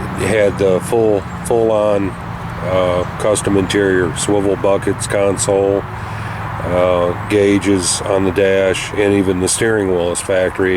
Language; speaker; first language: English; native; English